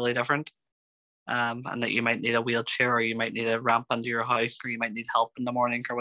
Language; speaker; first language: English; native; English